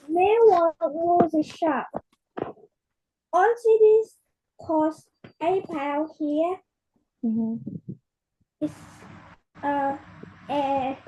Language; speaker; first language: English; non-native, learner; Vietnamese